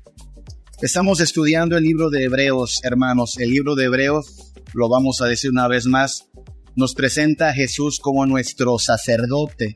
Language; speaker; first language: Spanish; native; Spanish